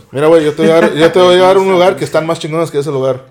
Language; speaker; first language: Spanish; early bilingual, heritage; Spanish